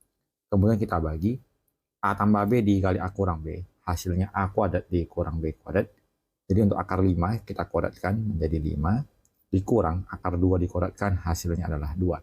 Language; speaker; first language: Indonesian; native; Indonesian